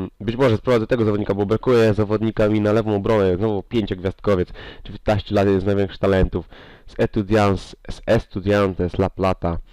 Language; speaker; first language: Polish; native; Polish